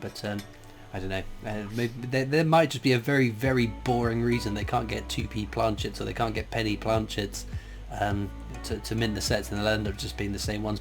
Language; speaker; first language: English; native; English